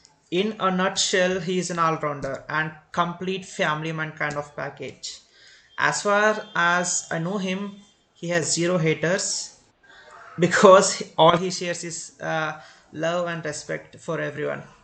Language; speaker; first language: English; non-native, local second language; Telugu